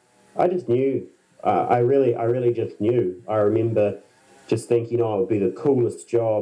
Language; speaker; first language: English; native; English